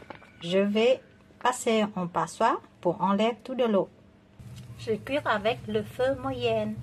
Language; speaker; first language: French; non-native, fluent; Vietnamese